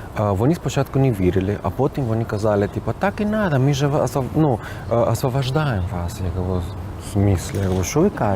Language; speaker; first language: Ukrainian; non-native, fluent; Spanish